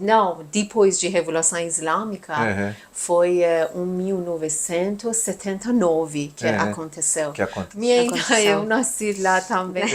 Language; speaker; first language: Portuguese; non-native, learner; Persian